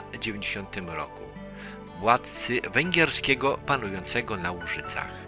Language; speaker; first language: Polish; native; Polish